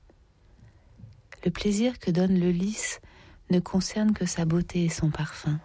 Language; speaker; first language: French; native; French